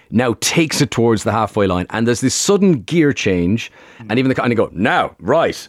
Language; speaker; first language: English; native; English